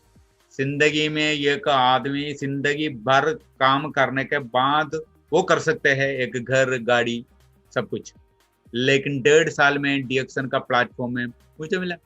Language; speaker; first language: Hindi; non-native, local second language; Malayalam